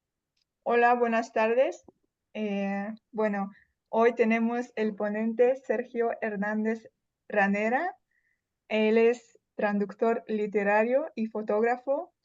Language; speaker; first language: Spanish; non-native, fluent; Russian